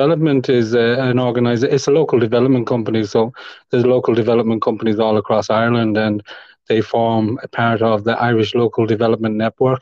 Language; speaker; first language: English; native; English